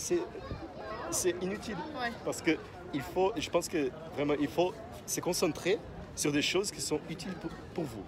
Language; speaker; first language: French; non-native, fluent; Portuguese